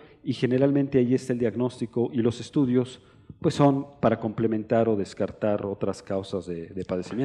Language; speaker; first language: Spanish; native; Spanish